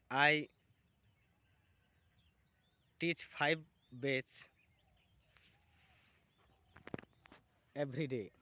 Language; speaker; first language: English; non-native, learner; Bangla